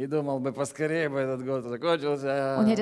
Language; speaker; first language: German; non-native, learner; Russian